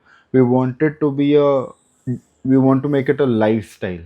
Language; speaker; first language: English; non-native, local second language; Hindi